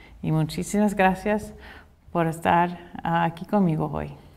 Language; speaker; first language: Spanish; non-native, fluent; English